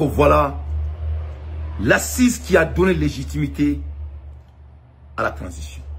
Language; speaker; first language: French; non-native, local second language; Bambara